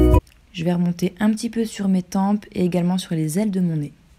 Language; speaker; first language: French; native; French